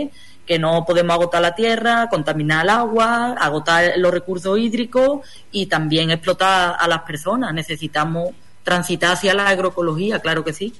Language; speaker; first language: Spanish; native; Spanish